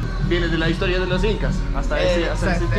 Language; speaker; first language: Spanish; non-native, learner; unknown